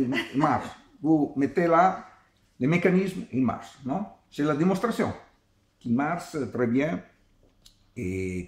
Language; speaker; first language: French; non-native, learner; Italian